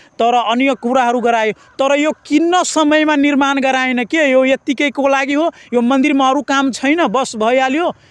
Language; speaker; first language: Nepali; non-native, local second language; Maithili